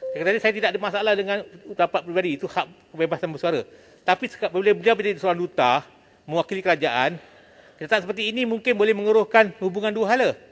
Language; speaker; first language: Malay; native; Malay